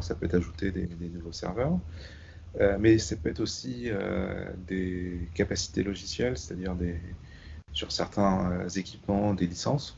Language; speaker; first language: French; native; French